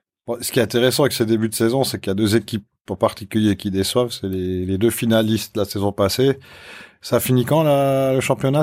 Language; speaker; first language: French; native; French